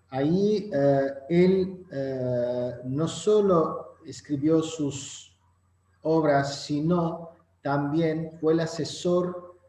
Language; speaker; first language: Spanish; non-native, fluent; Azerbaijani